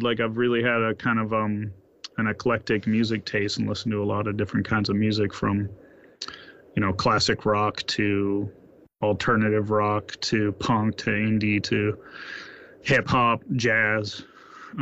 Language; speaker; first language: English; native; English